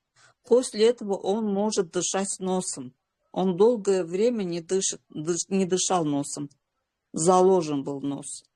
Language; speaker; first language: Russian; non-native, local second language; Azerbaijani